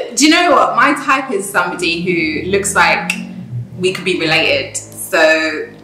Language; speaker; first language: English; native; English